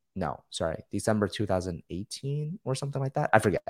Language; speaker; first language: English; early bilingual, other home language; Chinese